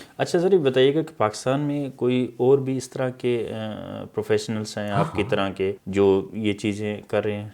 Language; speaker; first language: Urdu; native; Urdu